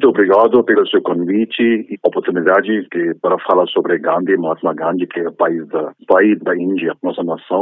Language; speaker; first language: Portuguese; non-native, fluent; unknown